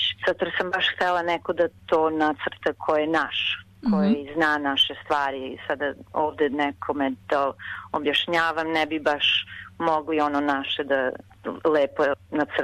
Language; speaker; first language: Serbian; early bilingual, heritage; Serbian